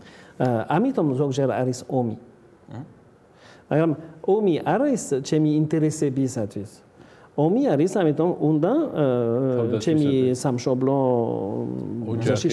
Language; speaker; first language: Georgian; non-native, learner; French